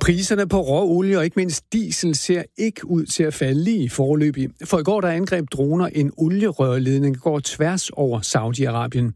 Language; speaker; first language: Danish; native; Danish